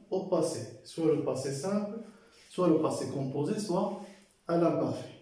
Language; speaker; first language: French; non-native, local second language; Arabic